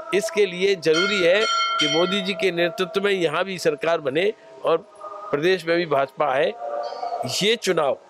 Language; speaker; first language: Hindi; native; Hindi